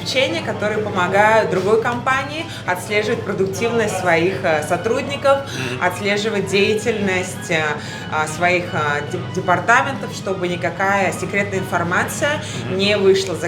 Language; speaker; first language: Russian; native; Russian